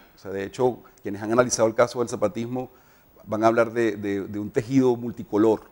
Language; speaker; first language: Spanish; native; Spanish